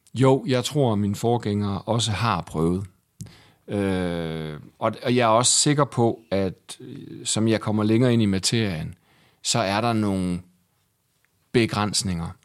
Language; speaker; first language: Danish; native; Danish